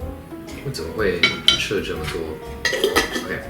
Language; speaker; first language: Chinese; non-native, fluent; English